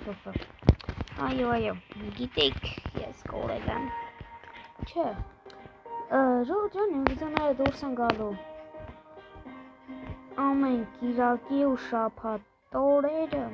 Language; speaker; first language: Armenian; native; Armenian